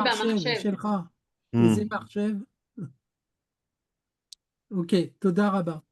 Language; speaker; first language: Hebrew; non-native, learner; French